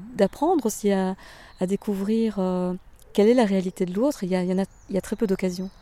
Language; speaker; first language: French; native; French